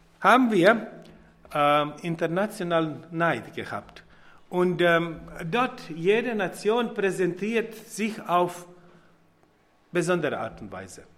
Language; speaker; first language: German; non-native, fluent; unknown